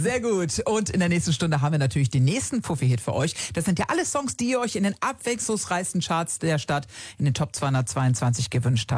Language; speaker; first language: German; native; German